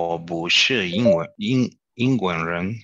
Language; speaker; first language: Chinese; non-native, learner; Spanish